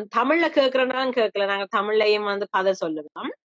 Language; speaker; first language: Tamil; early bilingual, heritage; Tamil